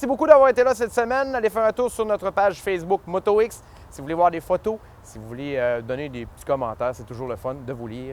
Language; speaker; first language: French; native; French